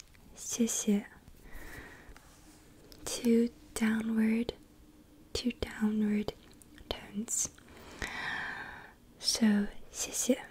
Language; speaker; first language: Chinese; non-native, fluent; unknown